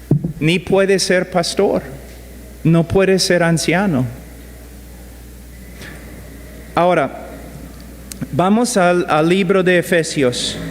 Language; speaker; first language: Spanish; non-native, fluent; English